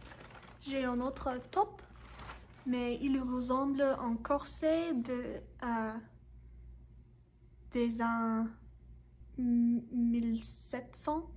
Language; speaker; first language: French; non-native, learner; English